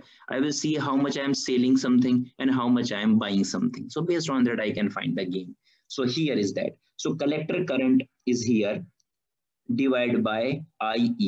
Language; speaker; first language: English; non-native, fluent; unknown